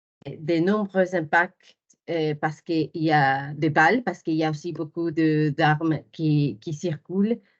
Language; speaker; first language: French; non-native, fluent; Spanish